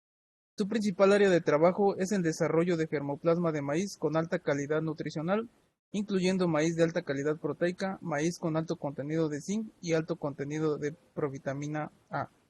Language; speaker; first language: Spanish; native; Spanish